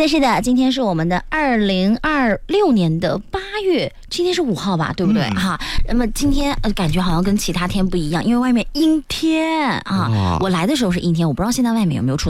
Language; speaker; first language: Chinese; native; Chinese